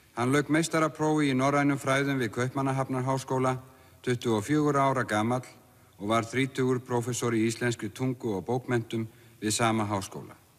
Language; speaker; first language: Icelandic; native; Icelandic